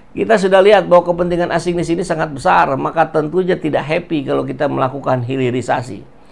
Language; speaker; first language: Indonesian; native; Indonesian